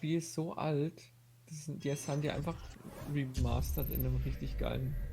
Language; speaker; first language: German; native; German